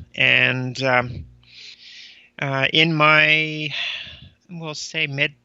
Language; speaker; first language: English; native; English